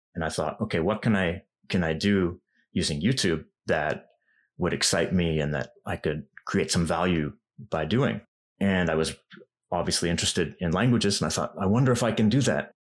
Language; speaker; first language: English; native; English